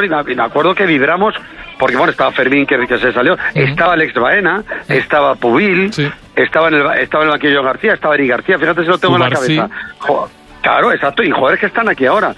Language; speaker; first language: Spanish; native; Spanish